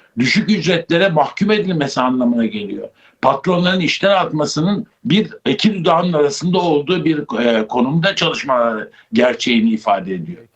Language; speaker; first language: Turkish; native; Turkish